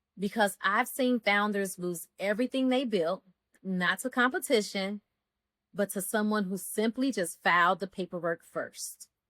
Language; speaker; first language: English; native; English